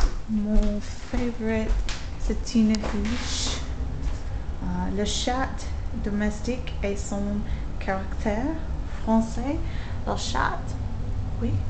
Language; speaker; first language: French; non-native, learner; English